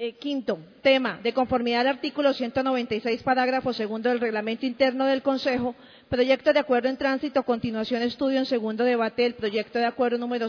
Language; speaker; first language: Spanish; native; Spanish